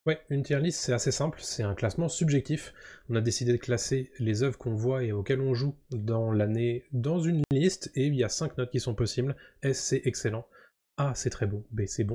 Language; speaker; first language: French; native; French